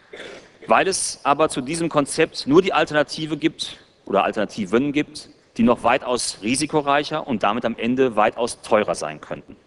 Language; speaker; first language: German; native; German